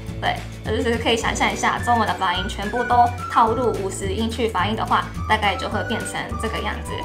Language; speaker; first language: Chinese; non-native, fluent; Japanese